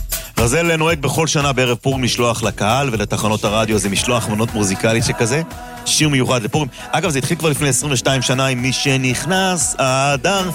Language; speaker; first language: Hebrew; native; Hebrew